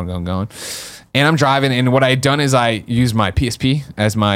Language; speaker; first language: English; native; English